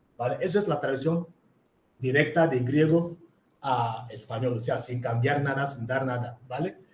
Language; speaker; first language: Spanish; non-native, fluent; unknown